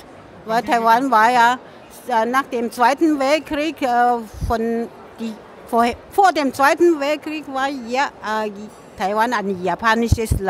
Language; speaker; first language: German; non-native, fluent; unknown